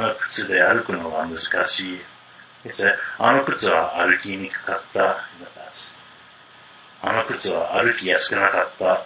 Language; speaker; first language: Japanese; non-native, fluent; English